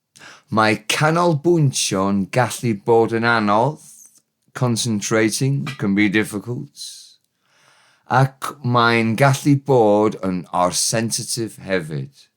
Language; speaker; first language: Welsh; non-native, learner; English